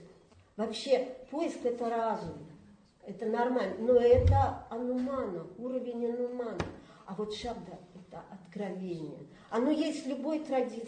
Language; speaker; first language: Russian; native; Russian